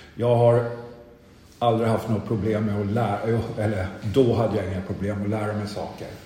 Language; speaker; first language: Swedish; native; Swedish